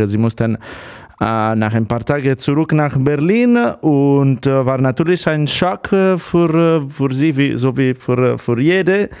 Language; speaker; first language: German; non-native, fluent; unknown